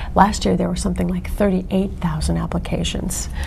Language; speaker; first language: English; native; English